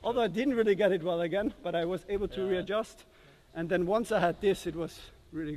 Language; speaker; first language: English; non-native, fluent; German